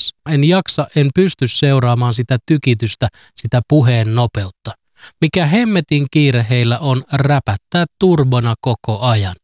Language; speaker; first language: Finnish; native; Finnish